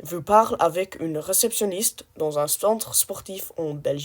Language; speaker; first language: French; non-native, learner; English